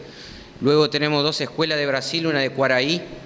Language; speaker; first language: Spanish; native; Spanish